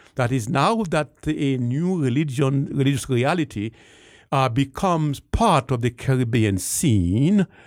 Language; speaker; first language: English; non-native, fluent; Haitian Creole